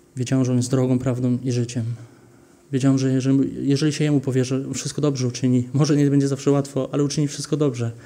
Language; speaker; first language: Polish; early bilingual, heritage; Polish